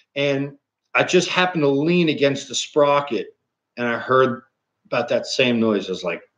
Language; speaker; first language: English; native; English